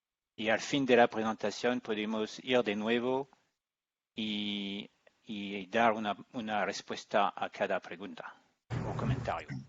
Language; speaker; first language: Spanish; non-native, learner; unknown